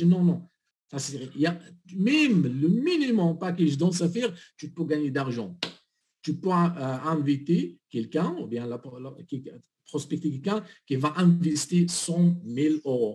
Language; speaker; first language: French; non-native, learner; Arabic